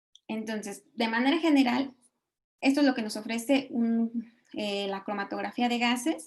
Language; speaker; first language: Spanish; native; Spanish